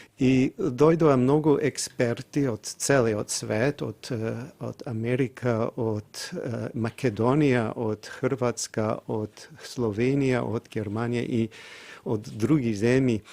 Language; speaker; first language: Macedonian; non-native, fluent; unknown